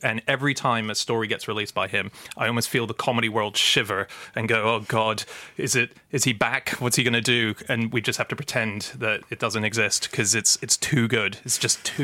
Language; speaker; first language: English; native; English